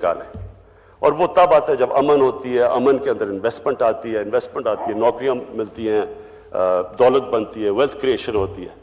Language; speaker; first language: Urdu; native; Urdu